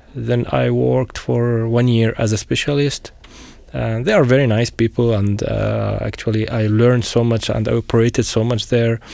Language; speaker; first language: English; non-native, fluent; Arabic